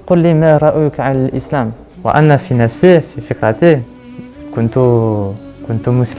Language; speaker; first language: Arabic; non-native, learner; French